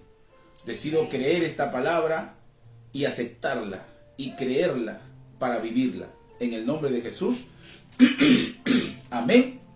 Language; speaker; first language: Spanish; native; Spanish